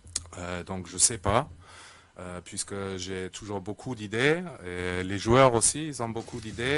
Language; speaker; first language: French; native; French